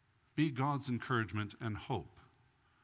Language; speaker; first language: English; native; English